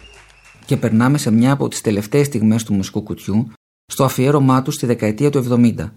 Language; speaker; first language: Greek; native; Greek